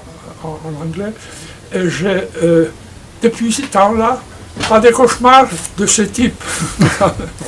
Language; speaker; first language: French; non-native, fluent; Polish